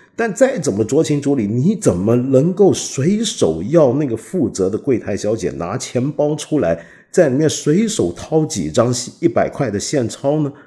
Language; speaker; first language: Chinese; non-native, local second language; Cantonese